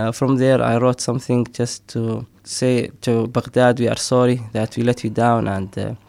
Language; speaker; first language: English; non-native, fluent; Somali